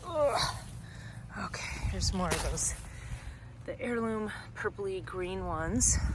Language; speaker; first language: English; native; English